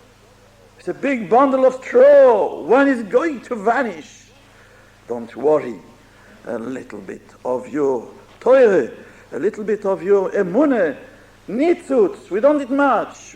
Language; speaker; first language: English; non-native, fluent; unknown